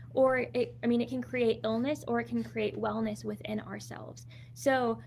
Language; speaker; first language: English; native; English